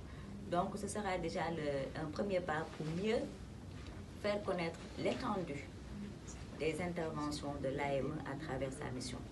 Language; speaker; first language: French; non-native, local second language; Wolof